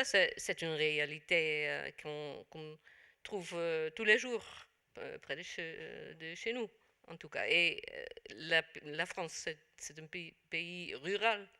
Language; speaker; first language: French; non-native, fluent; Dutch